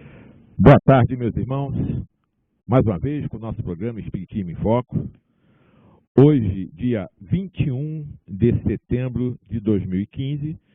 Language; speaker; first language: Portuguese; native; Portuguese